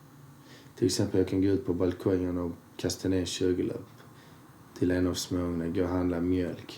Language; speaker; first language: Swedish; early bilingual, other home language; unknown